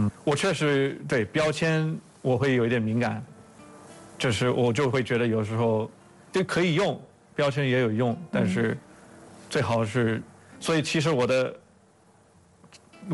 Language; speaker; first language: Chinese; non-native, fluent; English